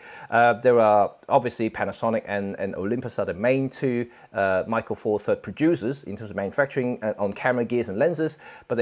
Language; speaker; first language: English; non-native, local second language; Cantonese